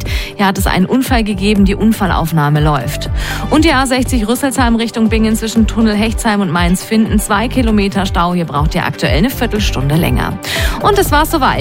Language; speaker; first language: German; native; German